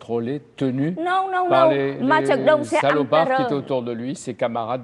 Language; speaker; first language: French; native; French